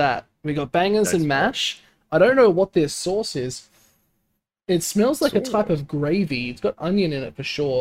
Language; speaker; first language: English; native; English